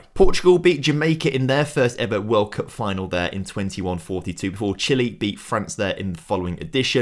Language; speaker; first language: English; native; English